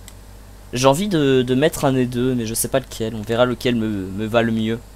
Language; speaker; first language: French; native; French